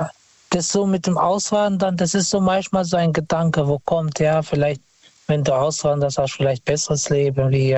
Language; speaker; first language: German; non-native, fluent; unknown